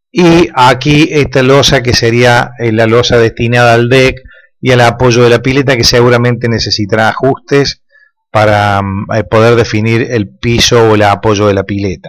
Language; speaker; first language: Spanish; native; Spanish